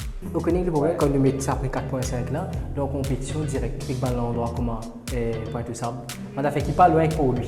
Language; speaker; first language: French; non-native, local second language; Morisyen